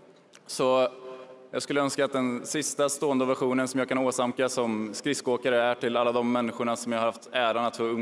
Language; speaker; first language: Swedish; native; Swedish